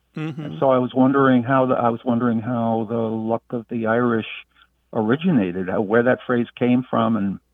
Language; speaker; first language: English; native; English